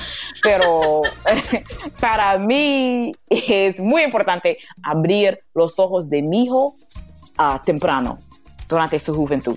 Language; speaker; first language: Spanish; non-native, learner; English